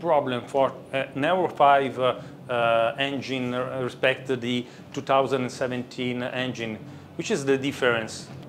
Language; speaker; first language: English; non-native, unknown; Italian